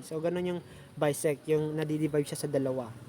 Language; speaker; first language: Filipino; native; Filipino